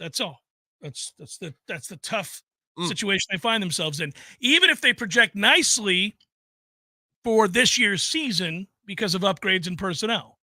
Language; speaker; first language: English; native; English